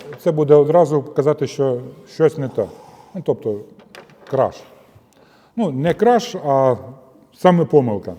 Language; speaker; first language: Ukrainian; non-native, local second language; Russian